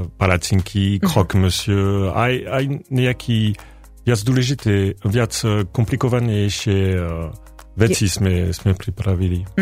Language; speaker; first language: Slovak; non-native, learner; French